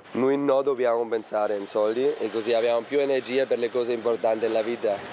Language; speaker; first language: Italian; non-native, fluent; German